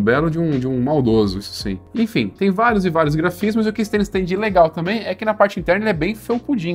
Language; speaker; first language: Portuguese; native; Portuguese